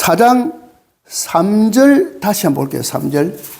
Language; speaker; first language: Korean; native; Korean